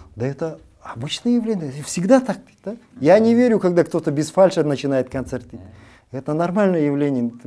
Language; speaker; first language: Russian; non-native, local second language; Kazakh